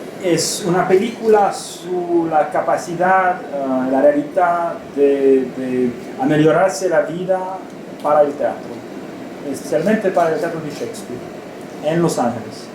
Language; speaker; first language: Spanish; non-native, learner; Romanian